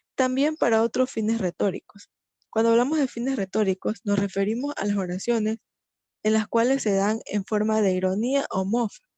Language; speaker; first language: Spanish; native; Spanish